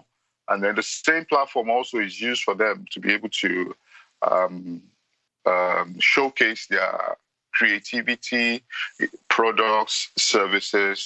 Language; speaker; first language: English; non-native, local second language; Yoruba